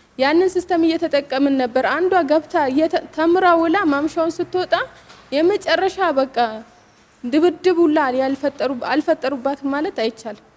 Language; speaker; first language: Amharic; non-native, local second language; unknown